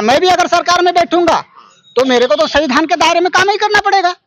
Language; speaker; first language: Hindi; native; Hindi